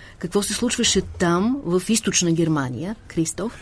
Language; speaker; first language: Bulgarian; native; Bulgarian